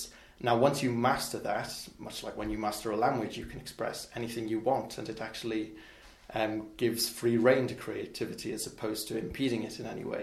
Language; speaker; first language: English; non-native, local second language; Welsh